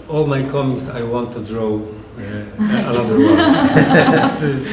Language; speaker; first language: English; non-native, learner; Polish